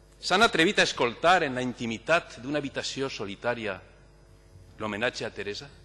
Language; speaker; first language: Catalan; non-native, local second language; Spanish